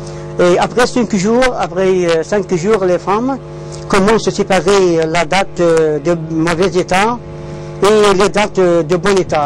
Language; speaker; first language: French; non-native, learner; Arabic